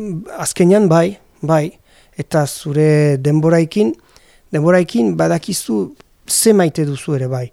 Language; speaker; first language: Basque; non-native, learner; French